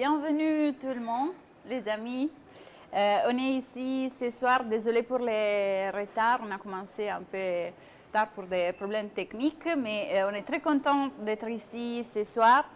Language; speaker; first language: French; non-native, fluent; Italian